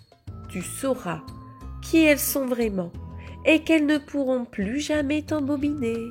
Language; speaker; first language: French; native; French